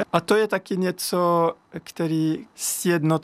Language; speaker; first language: Czech; non-native, fluent; French